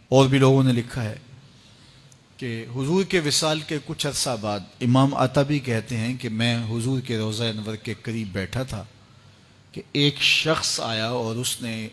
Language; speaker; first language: Urdu; native; Urdu